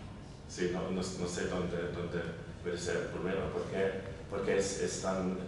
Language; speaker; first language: Spanish; non-native, learner; German